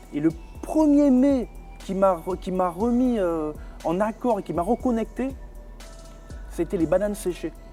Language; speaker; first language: French; native; French